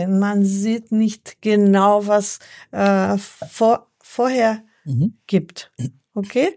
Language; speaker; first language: German; non-native, learner; French